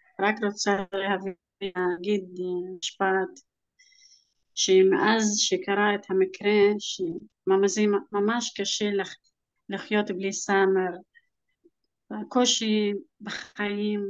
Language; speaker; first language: Hebrew; non-native, local second language; Arabic